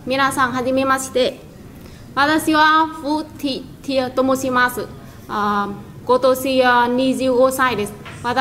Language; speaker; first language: Japanese; non-native, learner; Vietnamese